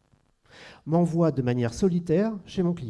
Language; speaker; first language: French; native; French